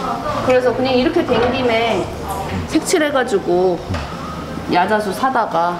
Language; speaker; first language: Korean; native; Korean